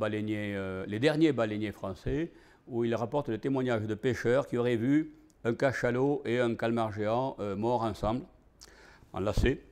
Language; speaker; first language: French; native; French